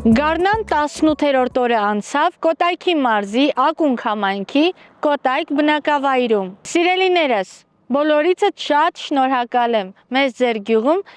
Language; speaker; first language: Armenian; native; Armenian